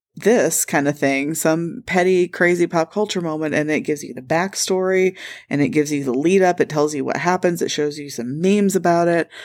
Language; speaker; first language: English; native; English